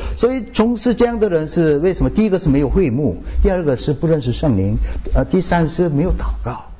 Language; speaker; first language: Chinese; non-native, fluent; Korean